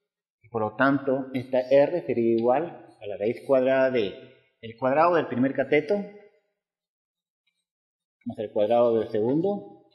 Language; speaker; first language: Spanish; native; Spanish